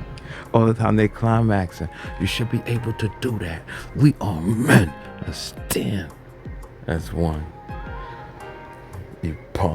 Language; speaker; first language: English; native; English